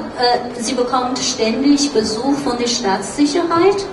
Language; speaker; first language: German; non-native, fluent; Chinese